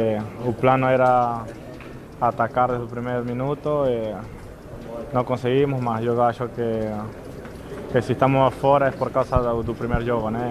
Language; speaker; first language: Portuguese; non-native, fluent; Spanish